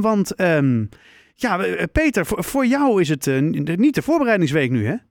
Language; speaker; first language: Dutch; native; Dutch